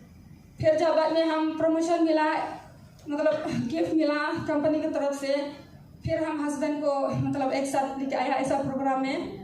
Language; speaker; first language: Hindi; non-native, local second language; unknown